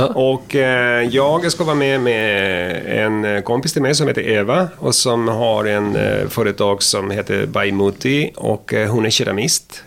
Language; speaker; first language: Swedish; non-native, fluent; Spanish